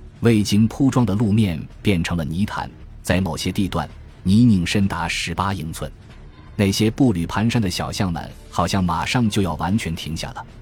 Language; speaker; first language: Chinese; native; Chinese